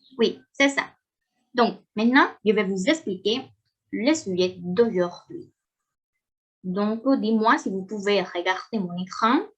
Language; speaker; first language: French; non-native, fluent; Spanish